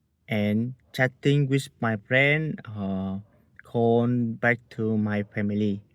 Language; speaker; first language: English; non-native, learner; Vietnamese